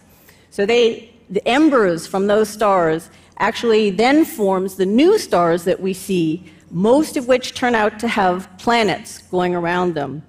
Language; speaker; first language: English; native; English